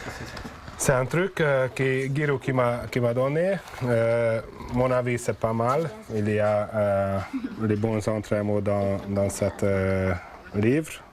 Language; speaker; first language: French; non-native, learner; Hungarian